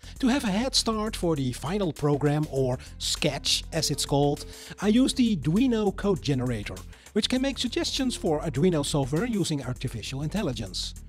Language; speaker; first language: English; non-native, fluent; Dutch